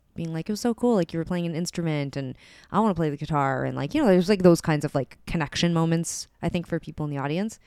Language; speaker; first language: English; native; English